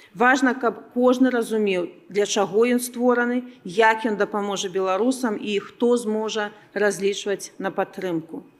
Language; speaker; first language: Belarusian; non-native, local second language; Russian